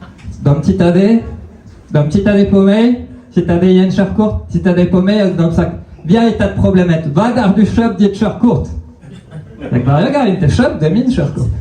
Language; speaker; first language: Swedish; non-native, fluent; French